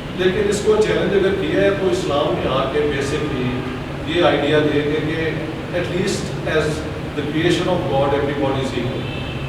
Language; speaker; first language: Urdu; non-native, local second language; Punjabi